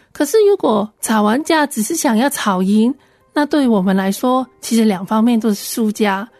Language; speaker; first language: Chinese; non-native, local second language; Cantonese